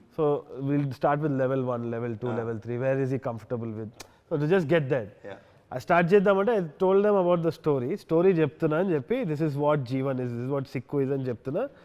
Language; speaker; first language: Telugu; native; Telugu